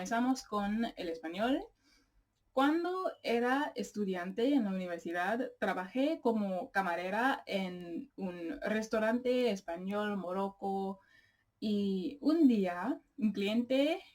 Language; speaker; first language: Spanish; non-native, learner; English